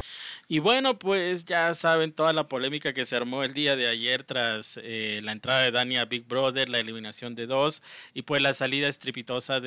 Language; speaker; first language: Spanish; native; Spanish